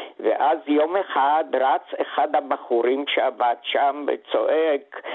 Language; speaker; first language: Hebrew; non-native, fluent; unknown